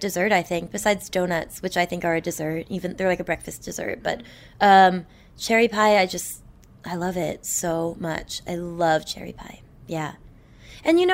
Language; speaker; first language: English; native; English